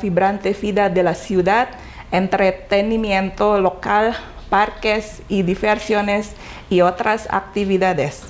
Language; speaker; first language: Spanish; non-native, fluent; Indonesian